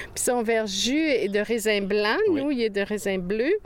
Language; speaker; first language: French; native; French